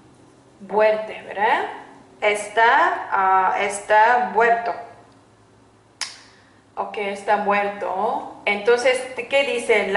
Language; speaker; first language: Spanish; non-native, fluent; Korean